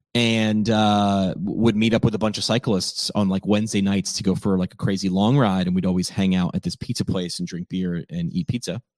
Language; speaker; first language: English; native; English